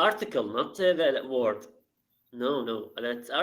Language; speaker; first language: English; non-native, learner; Arabic